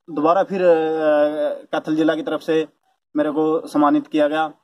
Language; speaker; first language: Hindi; native; Hindi